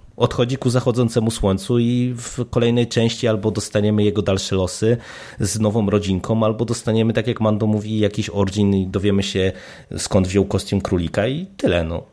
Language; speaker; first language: Polish; native; Polish